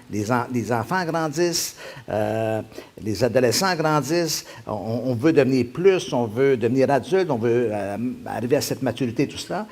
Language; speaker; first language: French; native; French